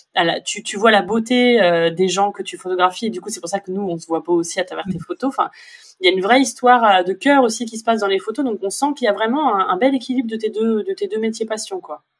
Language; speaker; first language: French; native; French